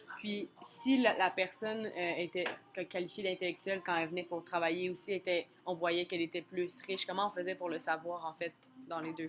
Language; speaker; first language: French; native; French